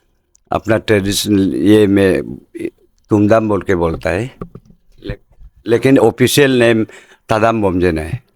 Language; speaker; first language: Hindi; non-native, local second language; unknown